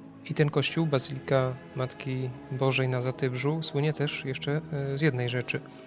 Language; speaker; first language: Polish; native; Polish